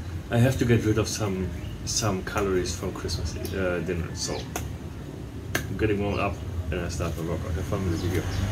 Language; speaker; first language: English; non-native, fluent; German